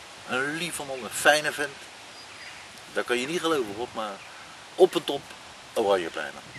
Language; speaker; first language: Dutch; native; Dutch